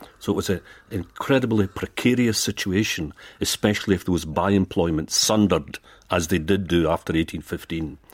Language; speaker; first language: English; native; English